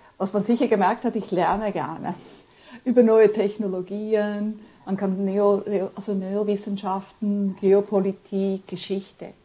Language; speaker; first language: German; early bilingual, other home language; Spanish